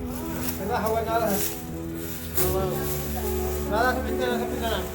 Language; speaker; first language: Arabic; native; Arabic